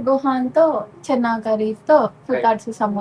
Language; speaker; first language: Japanese; non-native, learner; Telugu